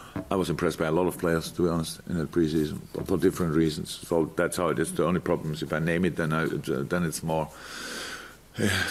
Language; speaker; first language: English; non-native, fluent; German